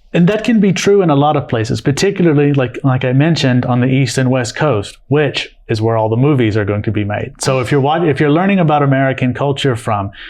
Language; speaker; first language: English; native; English